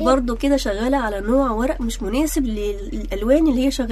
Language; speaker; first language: Arabic; native; Arabic